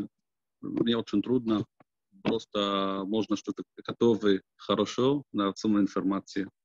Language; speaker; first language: Russian; non-native, learner; Arabic